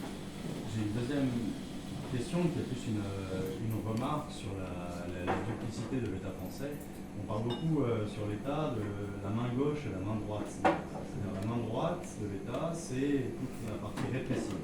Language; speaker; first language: French; native; French